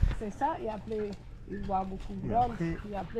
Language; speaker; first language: French; non-native, learner; Spanish